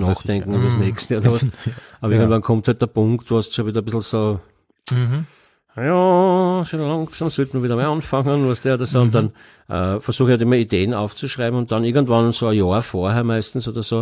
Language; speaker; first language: German; native; German